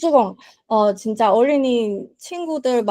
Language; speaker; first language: Korean; non-native, learner; Chinese